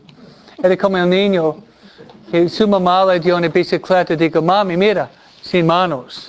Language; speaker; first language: Spanish; non-native, fluent; English